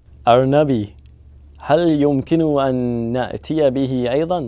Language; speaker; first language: Arabic; non-native, learner; English